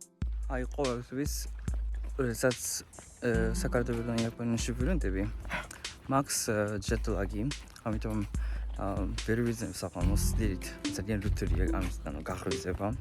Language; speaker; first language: Georgian; non-native, learner; Japanese